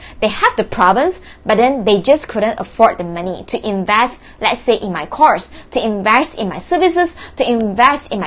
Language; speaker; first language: English; non-native, local second language; Chinese